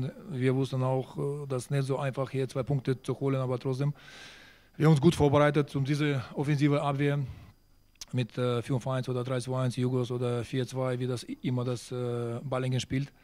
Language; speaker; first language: German; non-native, fluent; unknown